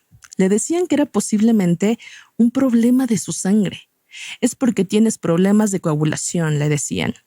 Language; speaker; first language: Spanish; native; Spanish